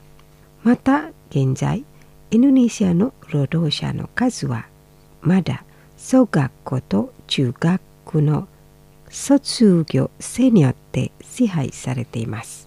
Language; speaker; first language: Japanese; non-native, fluent; Indonesian